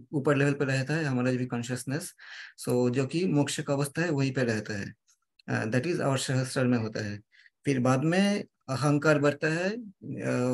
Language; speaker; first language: Hindi; non-native, local second language; Bangla